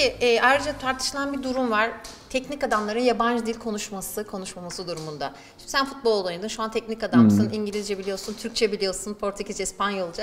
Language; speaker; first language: Turkish; native; Turkish